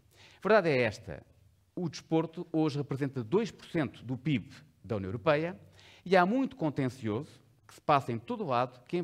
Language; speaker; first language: Portuguese; native; Portuguese